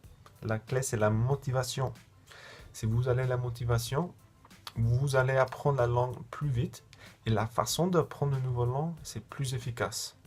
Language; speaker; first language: French; non-native, fluent; English